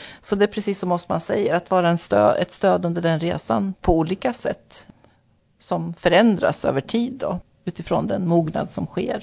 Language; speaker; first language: Swedish; native; Swedish